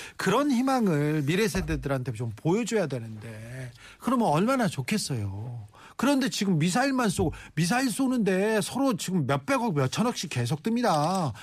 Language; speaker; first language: Korean; native; Korean